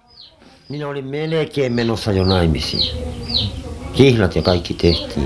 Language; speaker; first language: Finnish; early bilingual, heritage; Finnish